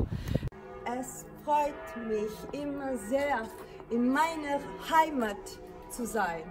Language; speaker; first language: German; non-native, fluent; Italian